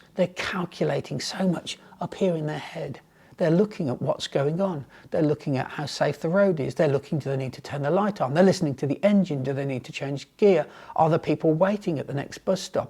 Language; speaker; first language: English; native; English